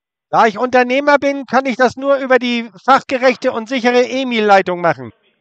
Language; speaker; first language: German; native; German